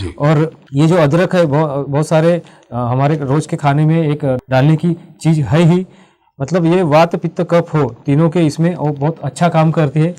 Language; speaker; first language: Hindi; non-native, local second language; Marathi